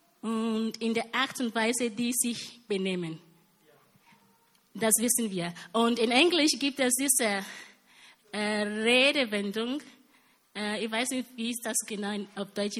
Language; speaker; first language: German; non-native, learner; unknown